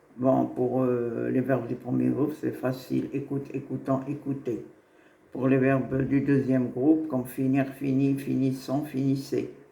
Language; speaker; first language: French; non-native, local second language; Arabic